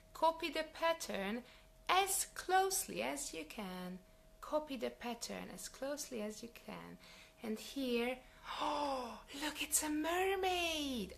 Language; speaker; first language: English; non-native, fluent; Hungarian